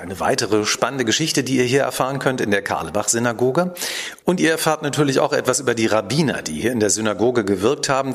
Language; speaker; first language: German; native; German